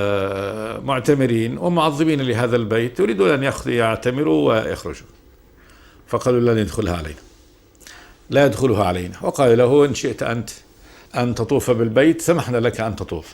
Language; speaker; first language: Arabic; native; Arabic